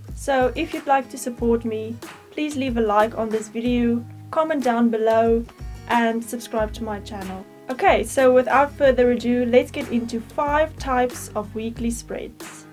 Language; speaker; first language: English; native; English